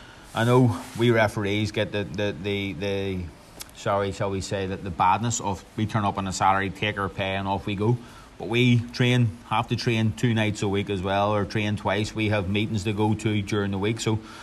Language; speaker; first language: English; native; English